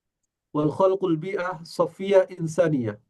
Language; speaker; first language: Arabic; non-native, fluent; Indonesian